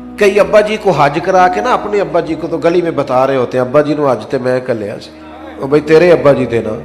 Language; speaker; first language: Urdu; non-native, local second language; Punjabi